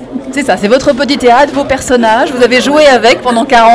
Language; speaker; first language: French; native; French